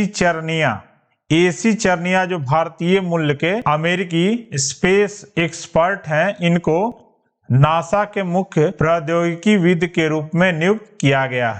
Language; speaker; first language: Hindi; native; Hindi